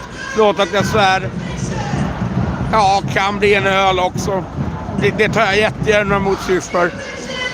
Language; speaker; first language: Swedish; native; Swedish